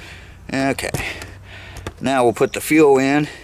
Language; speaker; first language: English; native; English